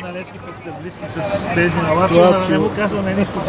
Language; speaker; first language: Bulgarian; native; Bulgarian